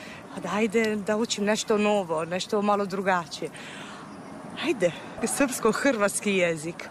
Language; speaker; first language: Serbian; non-native, fluent; Italian